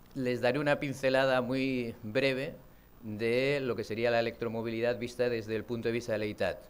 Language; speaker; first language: Spanish; native; Spanish